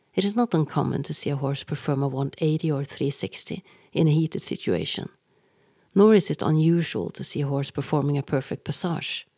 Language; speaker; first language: English; non-native, fluent; Norwegian